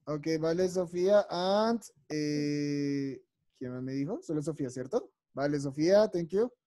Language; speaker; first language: Spanish; native; Spanish